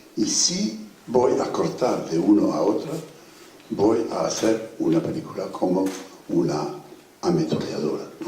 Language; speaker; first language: Spanish; non-native, fluent; French